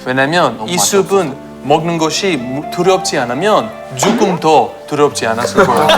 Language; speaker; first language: Korean; non-native, learner; Greek